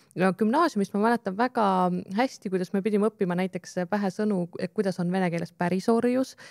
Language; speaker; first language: Estonian; native; Estonian